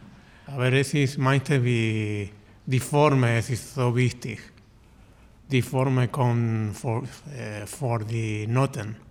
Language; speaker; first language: German; non-native, learner; Spanish